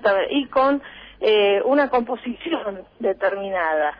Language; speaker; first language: Spanish; native; Spanish